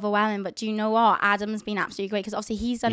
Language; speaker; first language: English; native; English